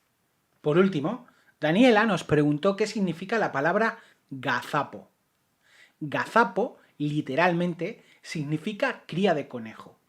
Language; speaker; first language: Spanish; native; Spanish